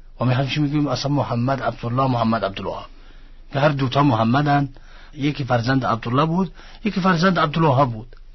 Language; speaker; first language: Persian; non-native, fluent; Arabic